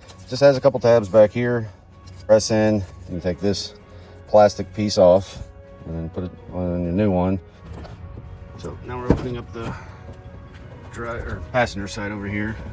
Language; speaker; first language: English; native; English